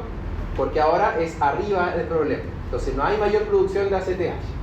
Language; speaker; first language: Spanish; native; Spanish